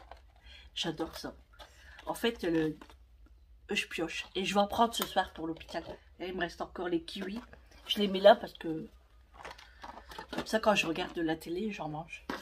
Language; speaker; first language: French; native; French